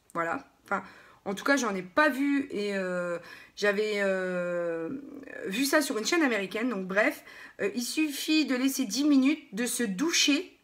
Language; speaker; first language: French; native; French